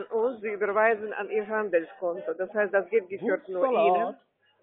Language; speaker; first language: German; non-native, fluent; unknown